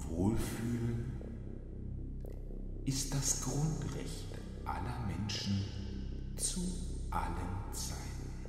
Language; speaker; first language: German; native; German